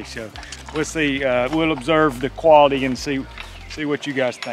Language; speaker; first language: English; native; English